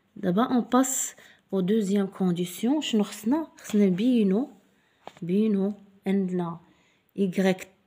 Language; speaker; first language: French; non-native, local second language; Arabic